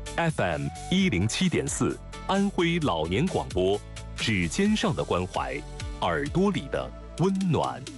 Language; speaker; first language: Chinese; native; Chinese